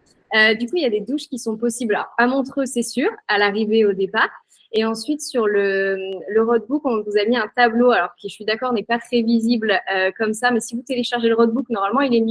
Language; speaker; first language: French; native; French